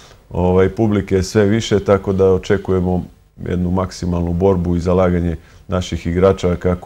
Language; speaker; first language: Serbian; native; Serbian